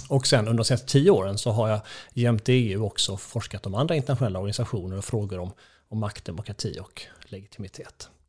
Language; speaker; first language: Swedish; native; Swedish